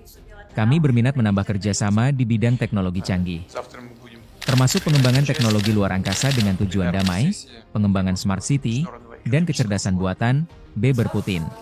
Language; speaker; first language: Indonesian; native; Indonesian